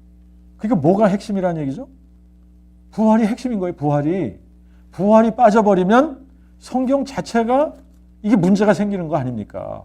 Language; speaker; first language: Korean; native; Korean